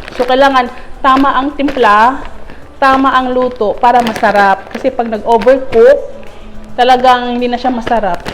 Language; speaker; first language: Filipino; non-native, local second language; Cebuano